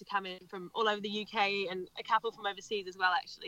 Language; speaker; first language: English; native; English